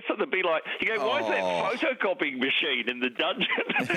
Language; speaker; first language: English; native; English